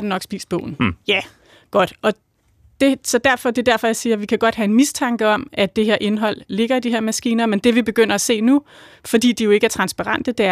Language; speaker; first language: Danish; native; Danish